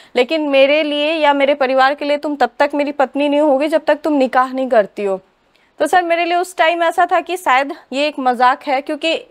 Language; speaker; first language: Hindi; native; Hindi